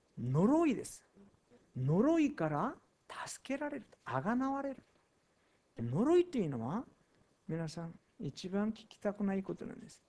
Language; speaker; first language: Japanese; non-native, fluent; Korean